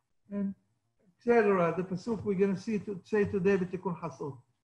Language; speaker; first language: English; non-native, fluent; Hebrew